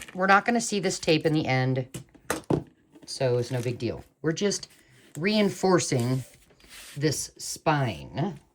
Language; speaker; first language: English; native; English